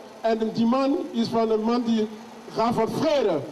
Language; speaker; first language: Dutch; non-native, learner; French